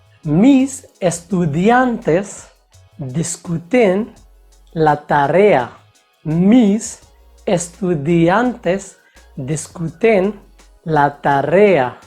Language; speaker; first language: Spanish; non-native, fluent; Hindi